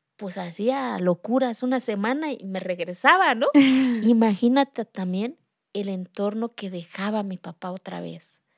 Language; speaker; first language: Spanish; non-native, local second language; Zapotec